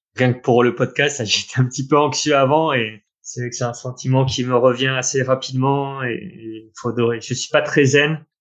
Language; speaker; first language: French; native; French